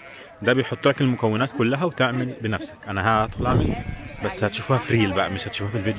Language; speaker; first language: Arabic; native; Arabic